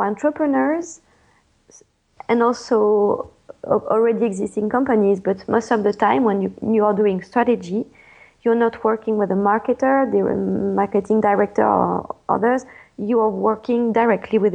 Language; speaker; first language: English; non-native, fluent; French